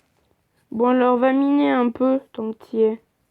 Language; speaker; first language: French; native; French